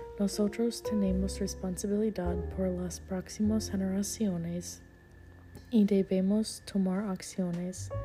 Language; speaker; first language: Spanish; non-native, learner; English